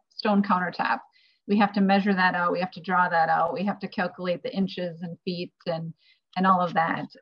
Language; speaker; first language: English; native; English